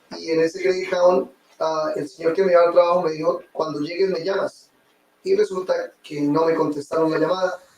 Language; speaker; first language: Spanish; native; Spanish